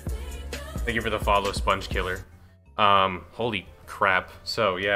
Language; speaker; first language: English; native; English